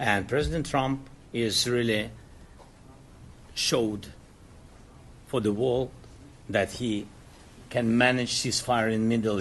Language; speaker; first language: English; non-native, learner; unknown